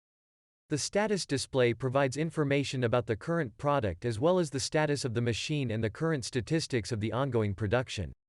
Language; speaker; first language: English; non-native, fluent; German